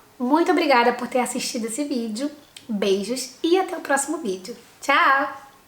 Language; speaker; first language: Portuguese; native; Portuguese